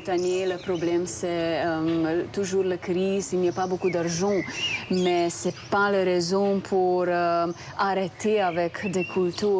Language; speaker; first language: French; non-native, fluent; Slovenian